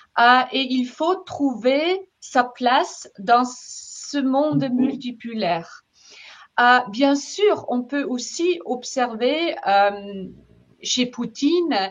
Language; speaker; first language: French; non-native, fluent; German